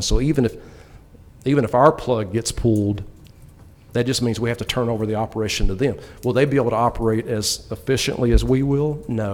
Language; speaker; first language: English; native; English